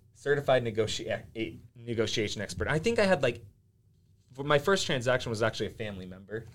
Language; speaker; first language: English; early bilingual, other home language; Finnish